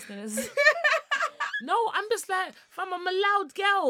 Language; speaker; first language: English; non-native, local second language; Yoruba